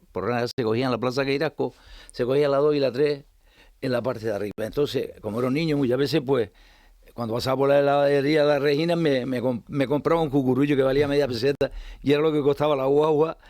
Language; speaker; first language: Spanish; native; Spanish